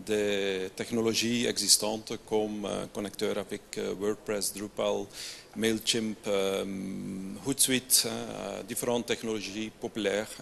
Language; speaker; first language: French; non-native, local second language; Dutch